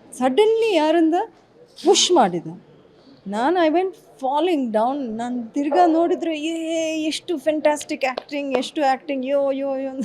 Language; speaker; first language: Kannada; early bilingual, heritage; English